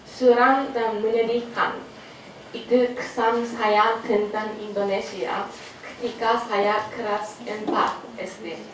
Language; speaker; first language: Indonesian; non-native, learner; Japanese